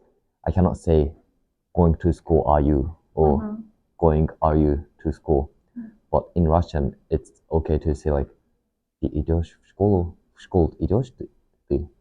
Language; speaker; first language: English; non-native, learner; Japanese